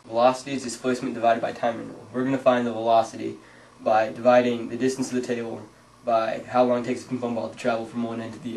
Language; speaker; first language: English; native; English